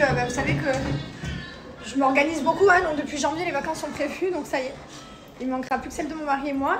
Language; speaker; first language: French; native; French